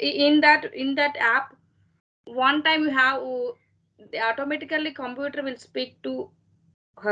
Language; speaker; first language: English; non-native, learner; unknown